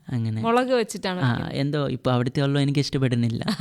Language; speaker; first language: Malayalam; non-native, fluent; Assamese